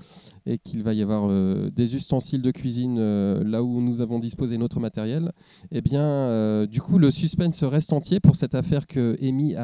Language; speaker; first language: French; native; French